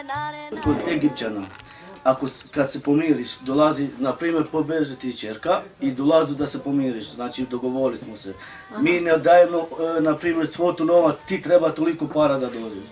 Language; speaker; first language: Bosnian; non-native, local second language; Romany